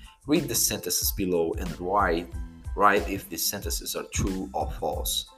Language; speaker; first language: English; non-native, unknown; Portuguese